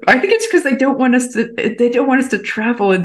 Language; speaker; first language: English; native; English